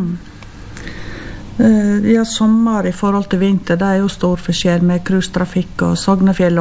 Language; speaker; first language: Norwegian; native; Norwegian